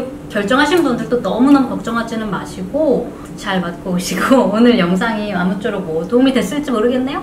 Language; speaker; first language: Korean; early bilingual, heritage; Korean